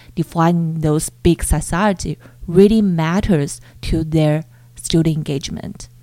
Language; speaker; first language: English; non-native, fluent; Chinese